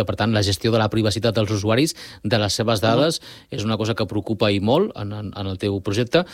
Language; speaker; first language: Catalan; native; Catalan